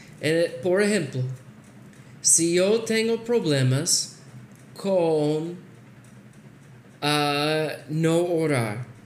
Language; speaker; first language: Spanish; non-native, fluent; English